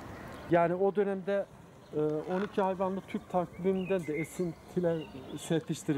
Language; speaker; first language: Turkish; native; Turkish